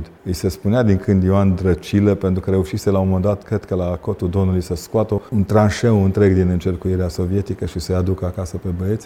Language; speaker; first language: Romanian; native; Romanian